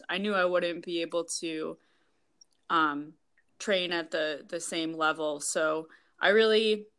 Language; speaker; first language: English; native; English